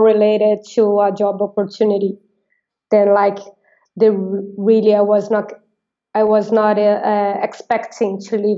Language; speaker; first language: English; non-native, fluent; Portuguese